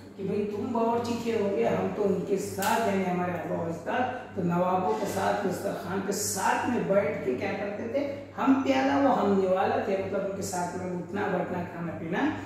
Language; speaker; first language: Urdu; native; Urdu